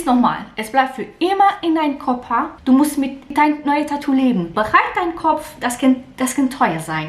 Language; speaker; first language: German; non-native, learner; Portuguese